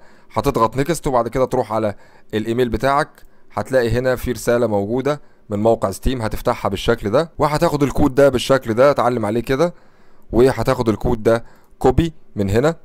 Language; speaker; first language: Arabic; native; Arabic